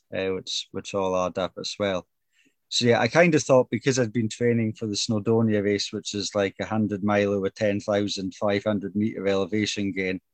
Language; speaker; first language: English; native; English